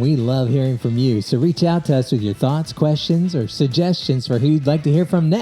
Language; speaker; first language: English; native; English